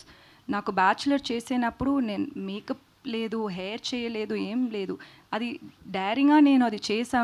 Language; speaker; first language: Telugu; non-native, fluent; Tamil